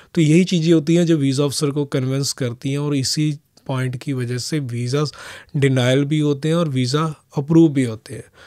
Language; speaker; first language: Hindi; non-native, local second language; Punjabi